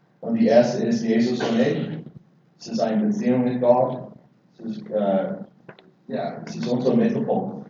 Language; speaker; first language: German; non-native, learner; English